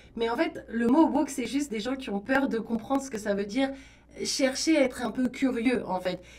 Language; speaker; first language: French; native; French